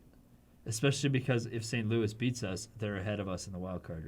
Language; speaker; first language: English; native; English